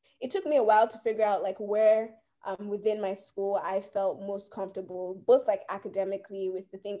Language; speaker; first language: English; native; English